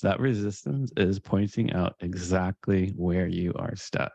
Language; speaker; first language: English; native; English